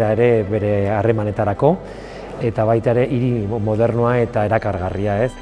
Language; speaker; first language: Basque; non-native, local second language; Spanish